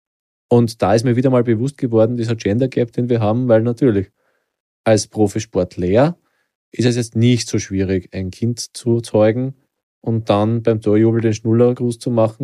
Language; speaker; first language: German; native; German